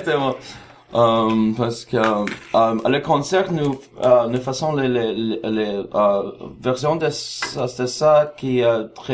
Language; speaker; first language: French; non-native, learner; Russian